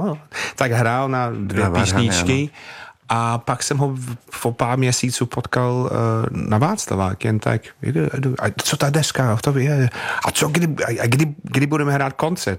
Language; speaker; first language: Czech; non-native, fluent; English